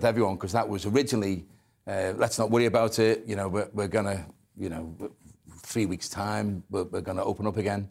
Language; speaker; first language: English; native; English